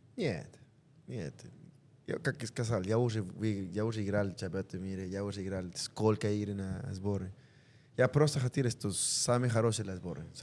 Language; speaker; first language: Russian; non-native, learner; Spanish